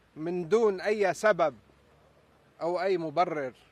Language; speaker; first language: Arabic; native; Arabic